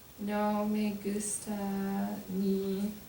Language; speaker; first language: Spanish; non-native, learner; English